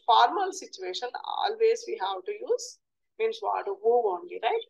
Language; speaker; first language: English; non-native, local second language; Telugu